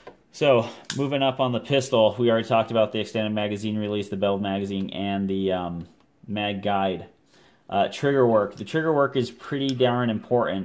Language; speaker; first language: English; native; English